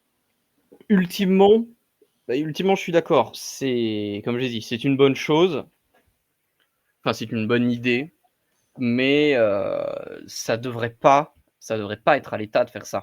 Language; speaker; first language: French; native; French